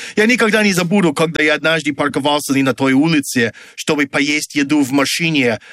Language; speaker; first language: Russian; non-native, fluent; English